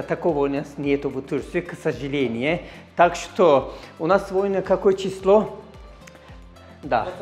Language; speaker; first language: Russian; non-native, learner; Turkish